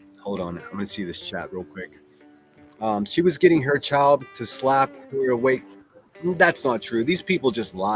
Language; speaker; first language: English; native; English